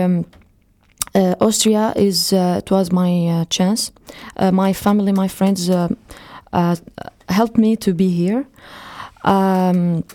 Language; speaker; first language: English; non-native, fluent; Arabic